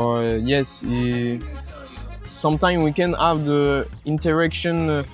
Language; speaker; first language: English; non-native, learner; French